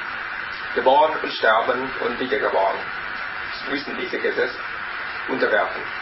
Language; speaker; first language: German; non-native, learner; Vietnamese